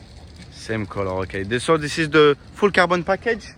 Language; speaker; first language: English; non-native, learner; French